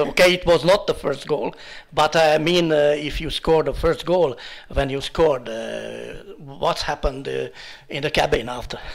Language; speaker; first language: English; non-native, learner; Hungarian